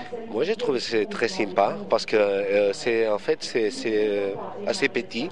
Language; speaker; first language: French; non-native, fluent; Spanish